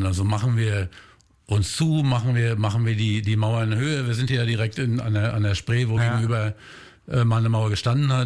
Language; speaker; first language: German; native; German